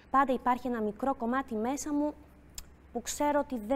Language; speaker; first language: Greek; early bilingual, other home language; Polish